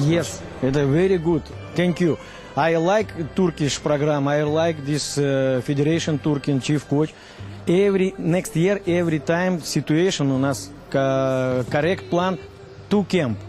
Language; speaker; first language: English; non-native, learner; Russian